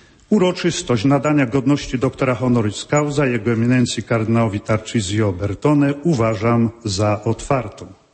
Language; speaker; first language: Polish; native; Polish